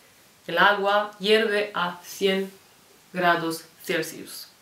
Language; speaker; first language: Spanish; non-native, fluent; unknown